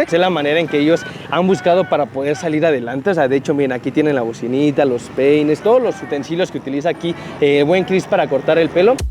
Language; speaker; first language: Spanish; native; Spanish